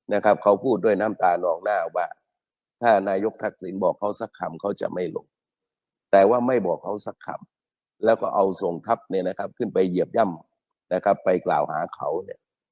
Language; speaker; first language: Thai; native; Thai